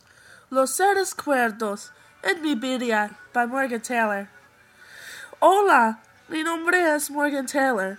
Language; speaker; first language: Spanish; non-native, learner; English